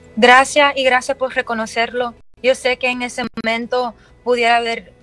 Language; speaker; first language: Spanish; early bilingual, heritage; Spanish